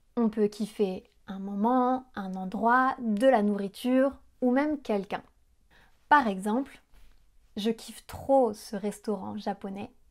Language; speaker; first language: French; native; French